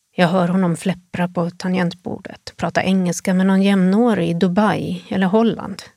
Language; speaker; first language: Swedish; native; Swedish